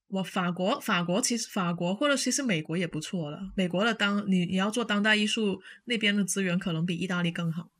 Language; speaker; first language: Chinese; non-native, local second language; Cantonese